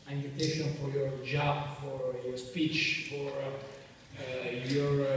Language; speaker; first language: English; non-native, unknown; Italian